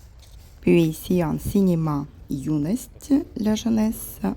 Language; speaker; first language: French; non-native, fluent; Russian